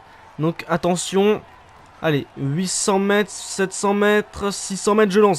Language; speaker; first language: French; native; French